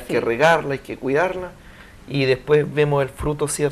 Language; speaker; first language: Spanish; native; Spanish